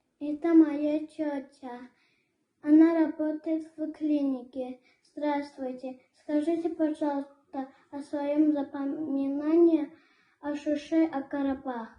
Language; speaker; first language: Russian; non-native, local second language; Azerbaijani